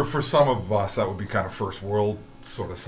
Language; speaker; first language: English; native; English